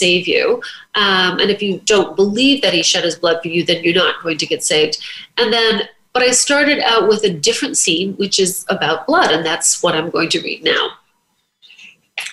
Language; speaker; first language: English; native; English